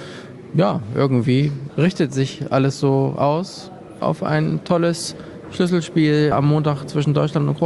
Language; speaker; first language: German; native; German